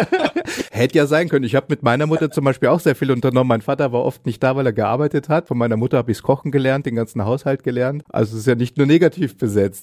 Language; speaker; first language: German; native; German